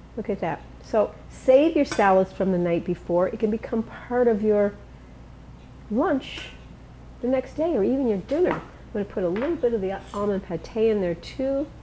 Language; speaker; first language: English; native; English